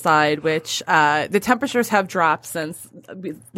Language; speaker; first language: English; native; English